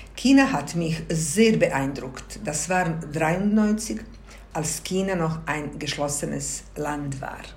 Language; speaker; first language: German; non-native, fluent; Bosnian